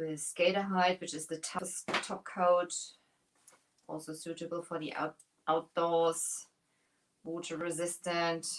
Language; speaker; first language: English; non-native, fluent; German